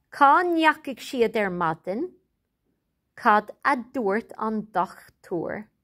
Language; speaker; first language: Irish; non-native, local second language; English